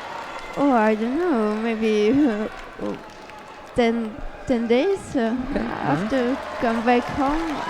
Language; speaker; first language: English; non-native, learner; Russian